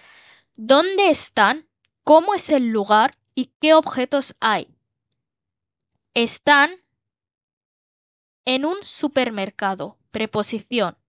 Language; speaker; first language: Spanish; non-native, fluent; Bangla